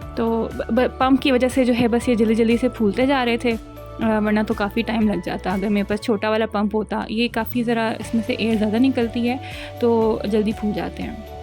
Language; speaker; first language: Urdu; native; Urdu